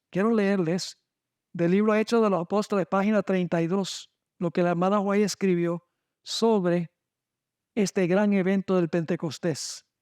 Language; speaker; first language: Spanish; non-native, fluent; English